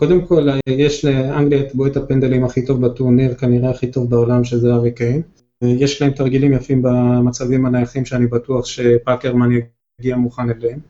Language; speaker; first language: Hebrew; native; Hebrew